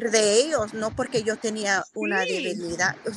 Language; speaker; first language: Spanish; early bilingual, heritage; Spanish